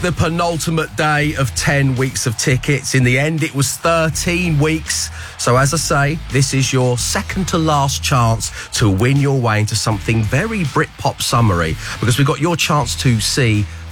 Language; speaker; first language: English; native; English